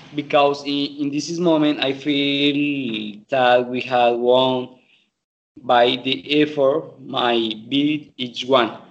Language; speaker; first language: English; non-native, learner; Spanish